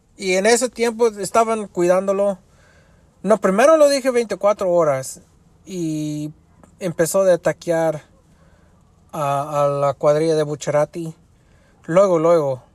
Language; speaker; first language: Spanish; early bilingual, heritage; Spanish